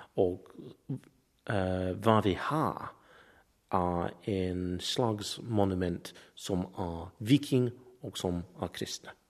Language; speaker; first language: Norwegian; non-native, learner; English